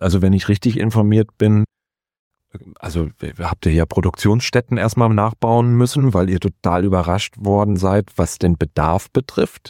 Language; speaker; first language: German; native; German